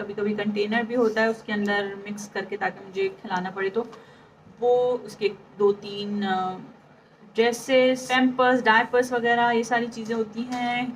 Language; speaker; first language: Urdu; native; Urdu